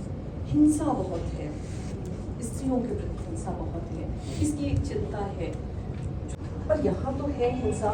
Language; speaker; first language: Hindi; native; Hindi